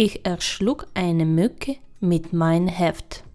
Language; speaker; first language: German; non-native, fluent; Ukrainian